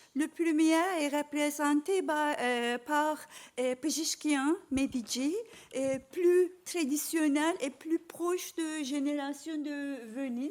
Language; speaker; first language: French; non-native, learner; Turkish